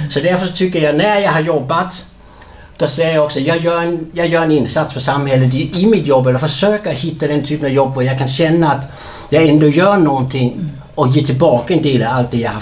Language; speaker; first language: Swedish; non-native, fluent; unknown